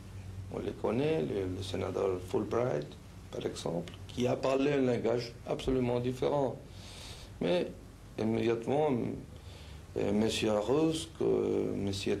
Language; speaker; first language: French; non-native, fluent; Spanish